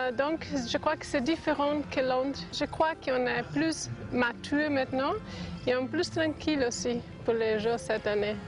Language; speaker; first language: French; non-native, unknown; Portuguese